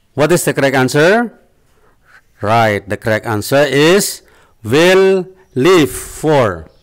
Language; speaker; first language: English; non-native, fluent; Indonesian